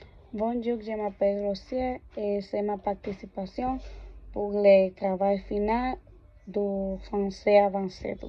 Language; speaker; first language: French; non-native, learner; Spanish